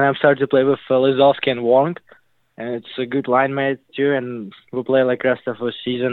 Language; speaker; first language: English; non-native, learner; Russian